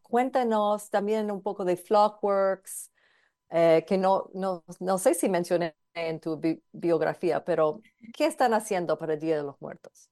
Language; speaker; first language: Spanish; non-native, fluent; English